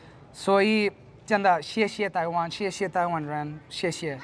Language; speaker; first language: Chinese; non-native, learner; Spanish